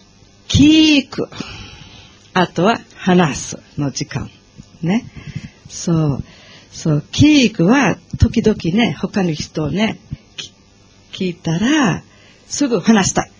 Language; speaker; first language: Japanese; non-native, learner; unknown